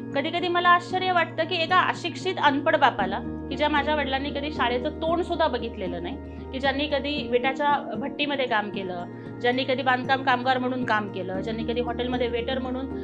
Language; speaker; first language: Marathi; non-native, local second language; Telugu